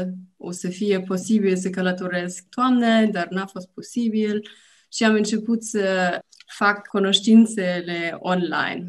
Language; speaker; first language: Romanian; non-native, learner; German